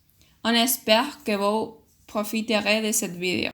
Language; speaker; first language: French; non-native, learner; Spanish